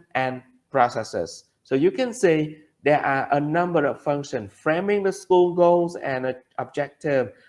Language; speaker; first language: English; non-native, fluent; Vietnamese